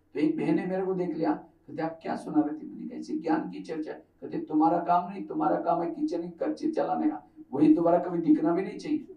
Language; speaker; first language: Hindi; non-native, local second language; Marathi